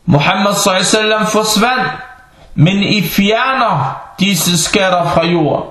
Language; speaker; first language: Danish; early bilingual, other home language; Arabic